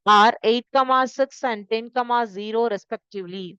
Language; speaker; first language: English; non-native, local second language; Tamil